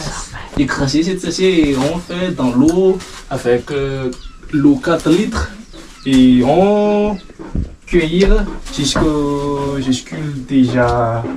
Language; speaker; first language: French; non-native, learner; Malagasy